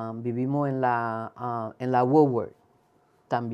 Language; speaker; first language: Spanish; early bilingual, heritage; Spanish